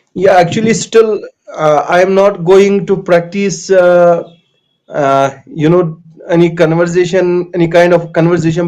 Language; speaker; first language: English; non-native, local second language; Kashmiri